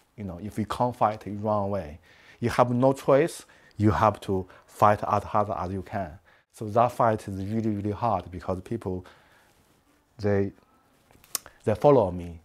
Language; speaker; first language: English; non-native, learner; Chinese